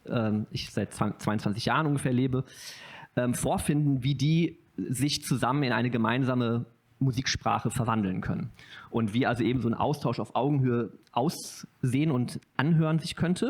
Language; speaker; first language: German; native; German